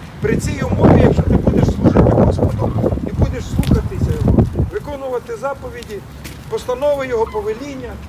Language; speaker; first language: Ukrainian; non-native, local second language; Russian